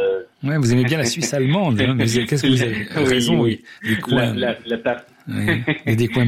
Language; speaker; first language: French; native; French